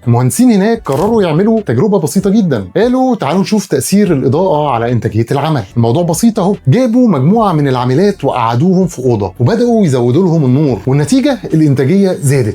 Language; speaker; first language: Arabic; native; Arabic